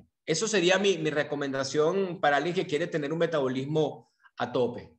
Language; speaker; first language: Spanish; native; Spanish